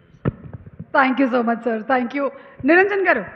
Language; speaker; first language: Telugu; native; Telugu